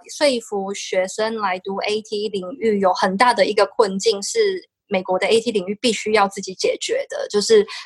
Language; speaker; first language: Chinese; native; Chinese